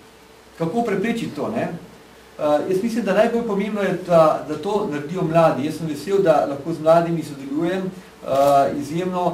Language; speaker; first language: Slovenian; native; Slovenian